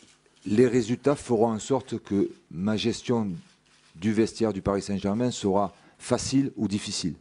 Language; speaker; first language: French; native; French